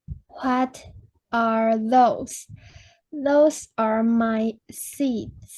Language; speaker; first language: English; non-native, learner; Chinese